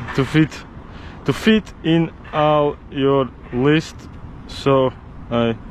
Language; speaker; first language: English; non-native, learner; Latvian